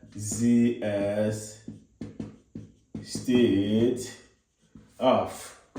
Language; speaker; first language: German; non-native, learner; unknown